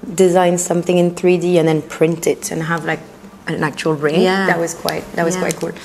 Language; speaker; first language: English; non-native, fluent; French